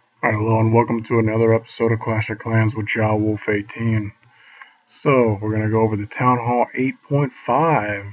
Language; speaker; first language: English; native; English